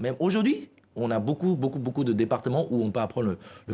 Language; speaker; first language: French; non-native, fluent; Chinese